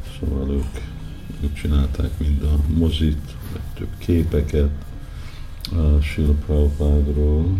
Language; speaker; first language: Hungarian; early bilingual, heritage; Hungarian